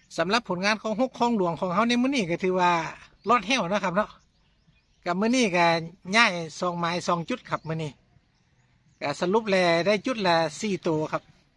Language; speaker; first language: Thai; non-native, local second language; Northeastern Thai